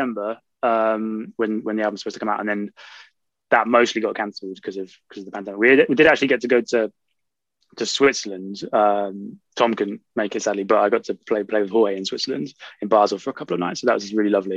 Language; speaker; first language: English; native; English